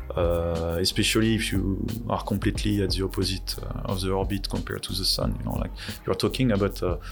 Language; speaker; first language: English; non-native, fluent; French